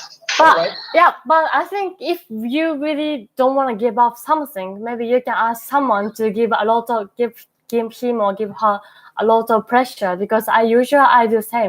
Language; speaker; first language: English; non-native, learner; Japanese